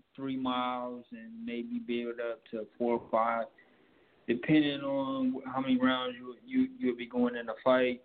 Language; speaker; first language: English; native; English